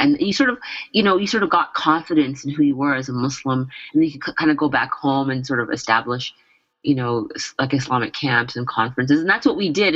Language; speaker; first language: English; native; English